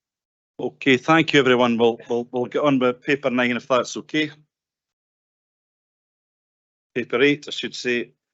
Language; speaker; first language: English; native; English